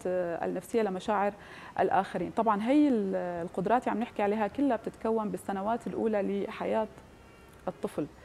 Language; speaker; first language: Arabic; native; Arabic